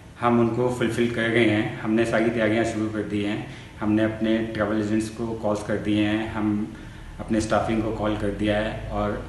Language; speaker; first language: Hindi; native; Hindi